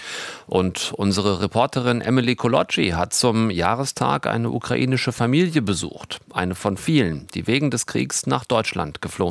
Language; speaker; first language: German; native; German